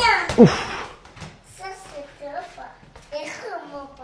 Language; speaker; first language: French; native; French